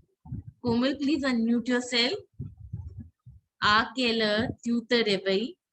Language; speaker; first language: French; non-native, fluent; Hindi